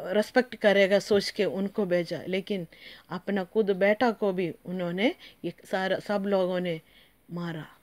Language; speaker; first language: Hindi; non-native, local second language; Malayalam